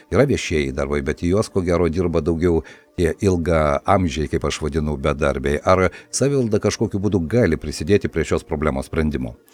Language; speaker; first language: Lithuanian; native; Lithuanian